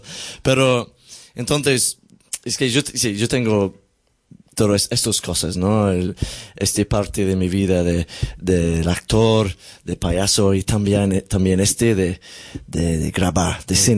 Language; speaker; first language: Spanish; non-native, learner; English